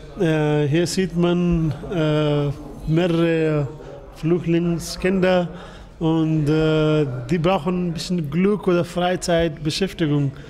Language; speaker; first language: German; non-native, fluent; Persian